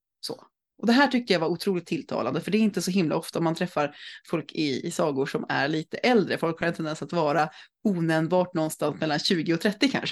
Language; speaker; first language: Swedish; native; Swedish